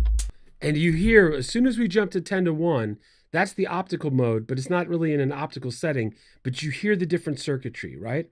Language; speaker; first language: English; native; English